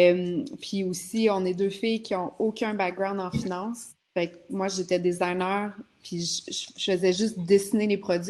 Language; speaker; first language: French; native; French